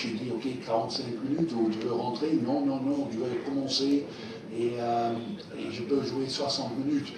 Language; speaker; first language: French; non-native, fluent; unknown